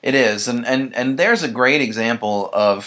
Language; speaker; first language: English; native; English